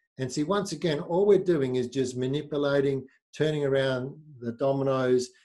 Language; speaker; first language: English; native; English